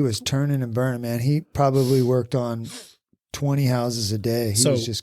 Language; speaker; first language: English; native; English